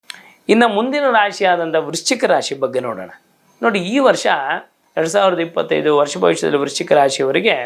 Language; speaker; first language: Kannada; native; Kannada